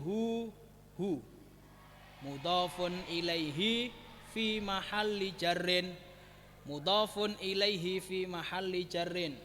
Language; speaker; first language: Arabic; non-native, fluent; Javanese